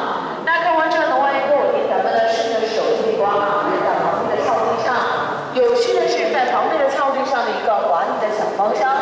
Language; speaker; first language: Chinese; native; Chinese